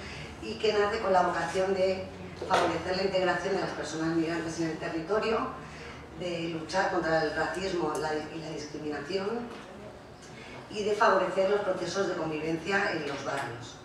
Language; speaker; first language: Spanish; native; Spanish